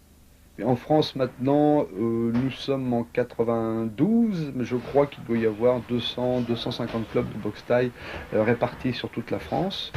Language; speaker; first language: French; native; French